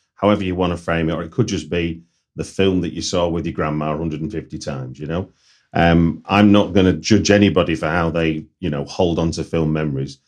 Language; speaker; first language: English; native; English